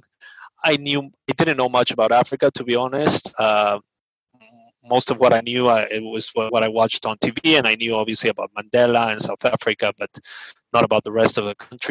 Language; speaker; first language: English; non-native, fluent; Spanish